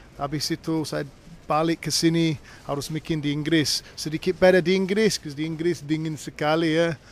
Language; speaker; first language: Indonesian; non-native, learner; English